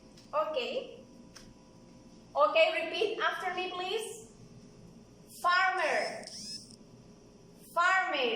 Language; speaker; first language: English; non-native, fluent; Spanish